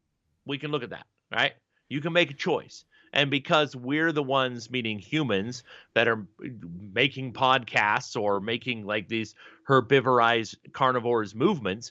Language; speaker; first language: English; native; English